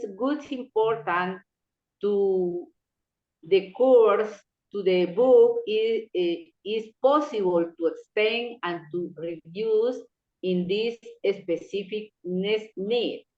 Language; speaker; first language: English; non-native, local second language; Spanish